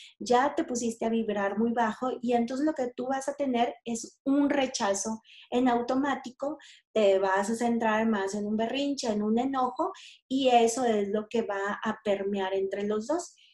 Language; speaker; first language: Spanish; native; Spanish